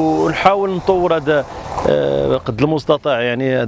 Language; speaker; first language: Arabic; native; Arabic